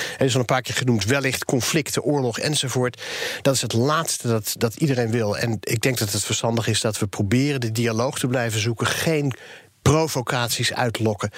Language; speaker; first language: Dutch; native; Dutch